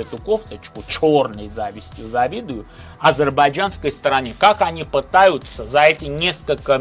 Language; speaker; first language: Russian; non-native, local second language; Armenian